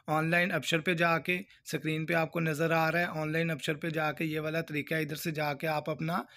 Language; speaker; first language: Urdu; non-native, local second language; Punjabi